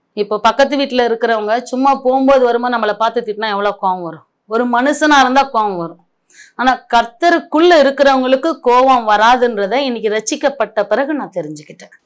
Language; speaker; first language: Tamil; non-native, local second language; Marathi